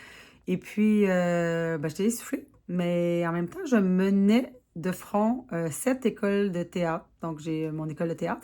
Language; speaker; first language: French; native; French